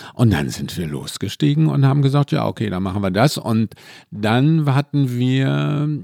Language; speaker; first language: German; native; German